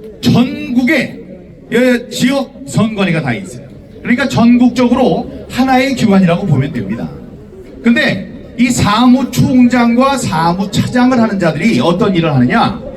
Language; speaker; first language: Korean; native; Korean